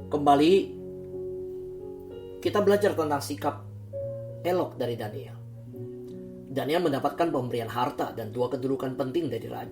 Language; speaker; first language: Indonesian; native; Indonesian